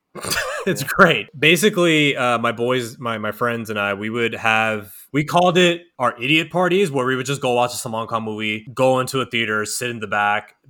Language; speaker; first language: English; native; English